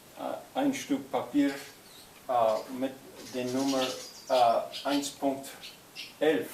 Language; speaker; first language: German; non-native, learner; English